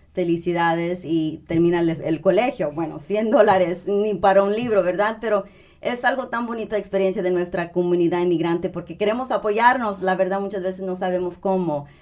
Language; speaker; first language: Spanish; early bilingual, heritage; Spanish